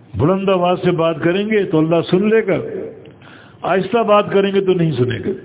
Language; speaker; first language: Urdu; native; Urdu